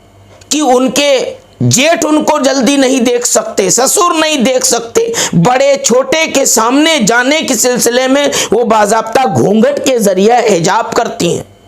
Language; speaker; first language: Urdu; native; Urdu